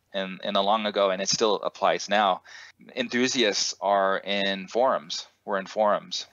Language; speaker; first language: English; native; English